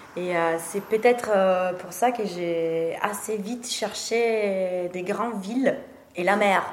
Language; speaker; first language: French; non-native, fluent; Italian